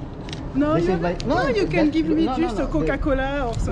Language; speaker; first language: English; non-native, learner; French